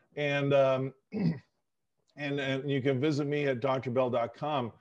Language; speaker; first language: English; native; English